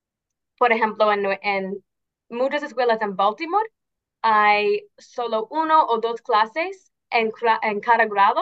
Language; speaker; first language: Spanish; non-native, fluent; English